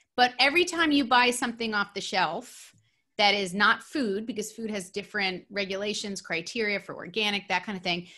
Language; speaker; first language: English; native; English